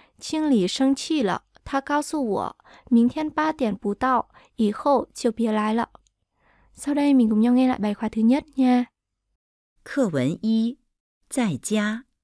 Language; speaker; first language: Chinese; non-native, fluent; Vietnamese